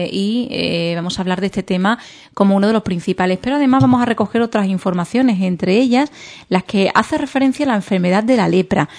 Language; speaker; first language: Spanish; native; Spanish